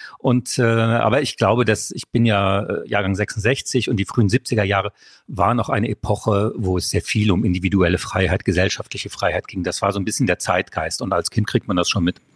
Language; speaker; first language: German; early bilingual, other home language; French